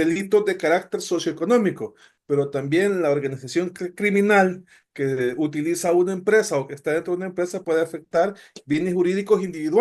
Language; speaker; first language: Spanish; native; Spanish